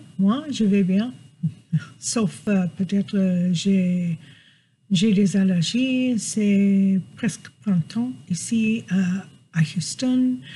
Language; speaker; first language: French; non-native, fluent; English